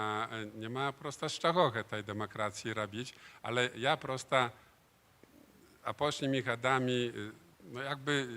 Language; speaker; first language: Polish; non-native, learner; Belarusian